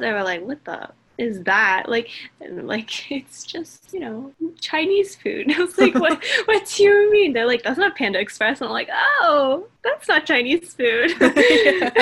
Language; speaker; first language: English; native; English